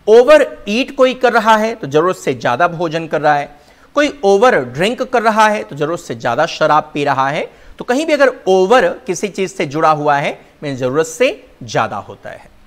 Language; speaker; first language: Hindi; native; Hindi